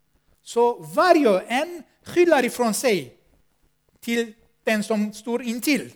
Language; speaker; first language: Swedish; non-native, fluent; Armenian